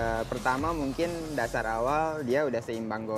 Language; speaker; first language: Indonesian; native; Indonesian